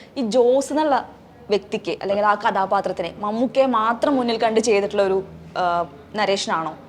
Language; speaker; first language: Malayalam; native; Malayalam